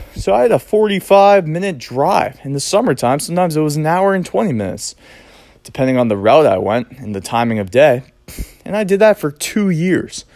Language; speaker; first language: English; native; English